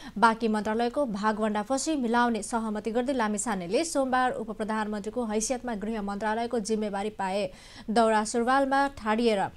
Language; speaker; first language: Nepali; non-native, local second language; Maithili